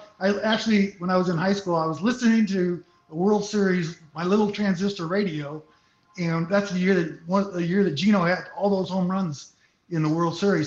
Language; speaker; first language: English; native; English